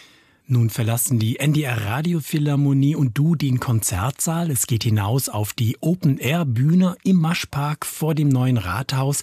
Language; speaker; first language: German; native; German